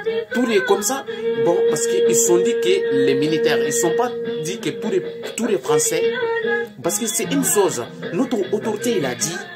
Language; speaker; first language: French; non-native, learner; Bambara